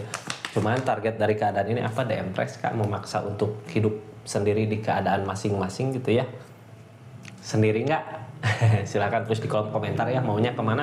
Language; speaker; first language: Indonesian; native; Indonesian